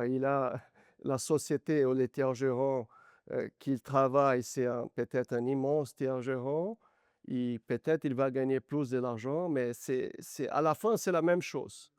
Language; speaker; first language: French; non-native, learner; Portuguese